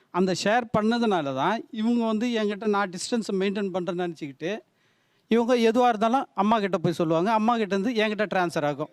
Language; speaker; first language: Tamil; non-native, local second language; Telugu